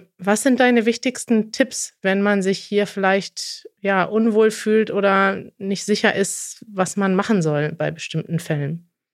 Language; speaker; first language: German; native; German